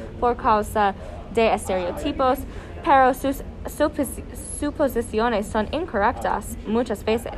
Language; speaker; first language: Spanish; non-native, learner; English